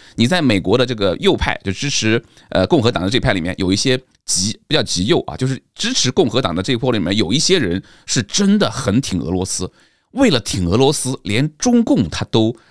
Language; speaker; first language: Chinese; native; Chinese